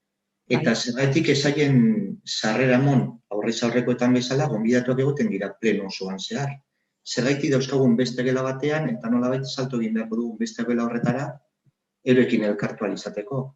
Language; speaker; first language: Basque; native; Basque